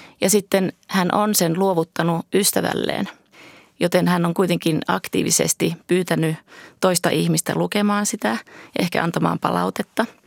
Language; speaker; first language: Finnish; early bilingual, heritage; Finnish